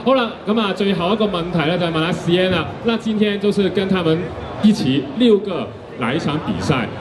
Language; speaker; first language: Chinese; non-native, local second language; Cantonese